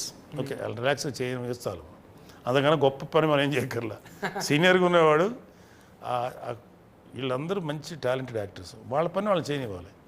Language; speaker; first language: Telugu; native; Telugu